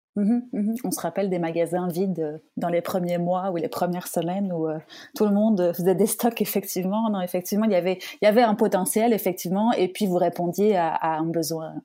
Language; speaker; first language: French; native; French